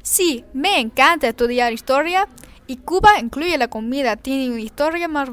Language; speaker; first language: Spanish; non-native, learner; English